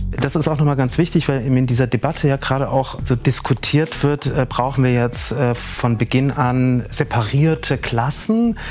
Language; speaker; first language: German; native; German